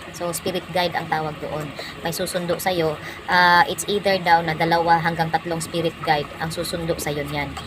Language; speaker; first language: Filipino; non-native, local second language; Cebuano